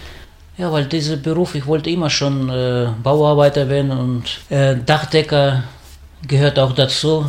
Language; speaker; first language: German; non-native, fluent; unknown